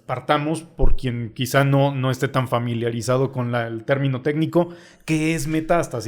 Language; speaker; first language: Spanish; native; Spanish